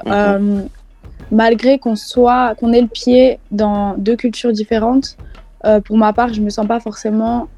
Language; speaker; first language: French; native; French